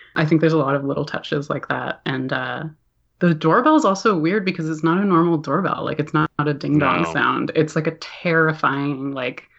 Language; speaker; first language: English; native; English